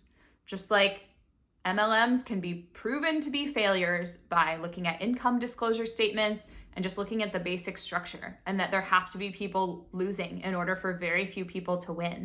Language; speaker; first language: English; native; English